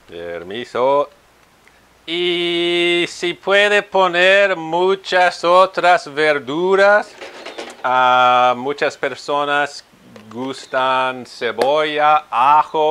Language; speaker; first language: Spanish; non-native, fluent; Italian